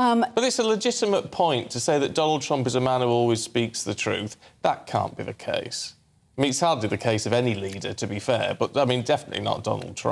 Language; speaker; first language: English; native; English